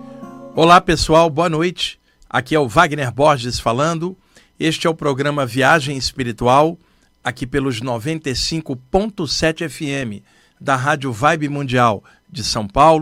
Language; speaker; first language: Portuguese; native; Portuguese